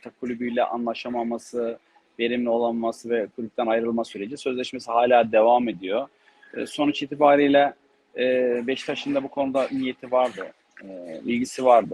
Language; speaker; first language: Turkish; native; Turkish